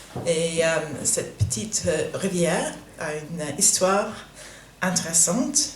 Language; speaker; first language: French; non-native, fluent; English